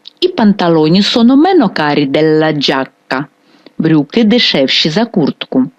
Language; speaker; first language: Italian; non-native, fluent; Ukrainian